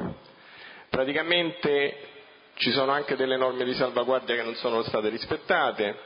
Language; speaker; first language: Italian; native; Italian